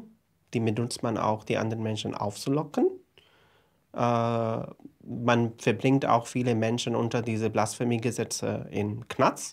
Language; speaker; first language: German; non-native, fluent; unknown